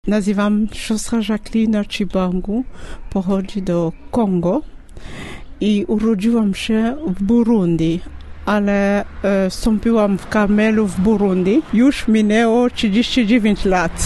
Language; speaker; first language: Polish; non-native, learner; French